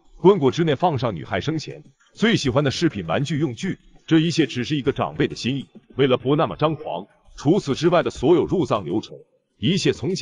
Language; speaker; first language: Chinese; native; Chinese